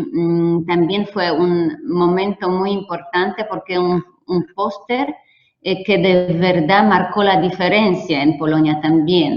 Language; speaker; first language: Spanish; non-native, fluent; Polish